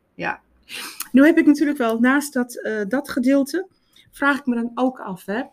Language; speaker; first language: Dutch; non-native, fluent; Afrikaans